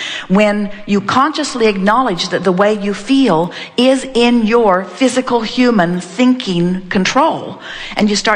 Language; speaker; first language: English; native; English